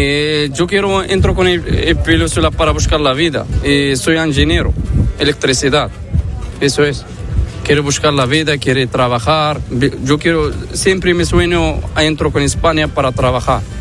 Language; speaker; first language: Spanish; non-native, learner; Arabic